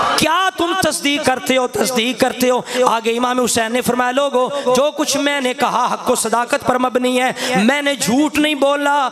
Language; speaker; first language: Urdu; non-native, local second language; Punjabi